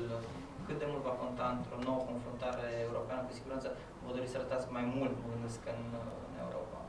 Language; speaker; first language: Romanian; native; Romanian